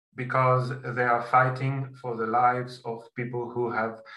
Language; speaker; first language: English; non-native, fluent; Slovenian